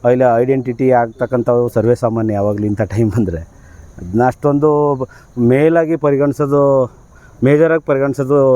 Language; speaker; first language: Kannada; native; Kannada